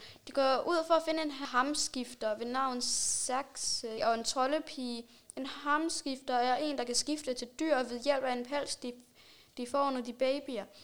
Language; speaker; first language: Danish; native; Danish